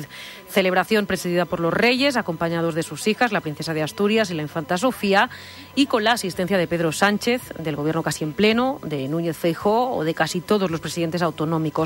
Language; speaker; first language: Spanish; native; Spanish